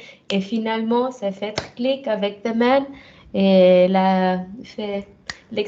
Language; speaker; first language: French; non-native, fluent; German